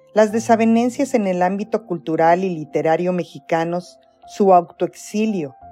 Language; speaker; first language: Spanish; native; Spanish